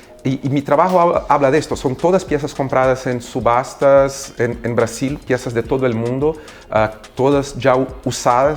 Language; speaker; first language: Spanish; non-native, fluent; Portuguese